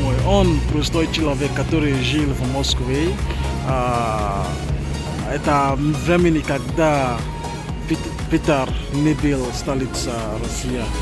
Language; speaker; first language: Russian; non-native, learner; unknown